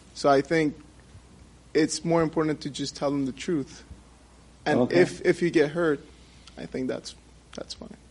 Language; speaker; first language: English; non-native, fluent; Persian